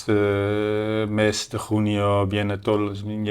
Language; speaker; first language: Spanish; non-native, learner; Dutch